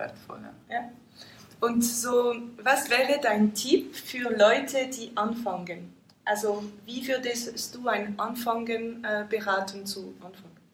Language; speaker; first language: German; non-native, fluent; French